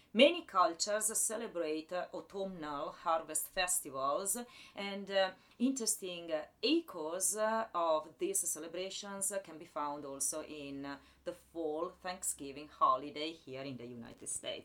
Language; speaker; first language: English; non-native, fluent; Italian